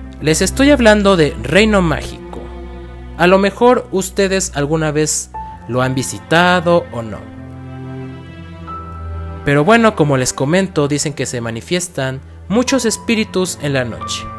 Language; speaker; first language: Spanish; native; Spanish